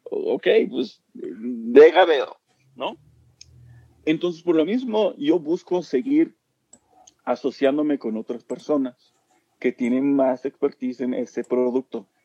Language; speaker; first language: Spanish; non-native, fluent; English